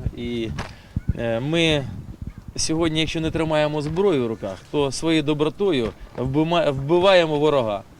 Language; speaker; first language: Ukrainian; non-native, local second language; Russian